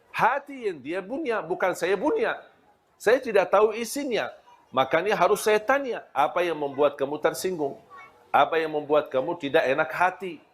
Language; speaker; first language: Malay; non-native, fluent; Arabic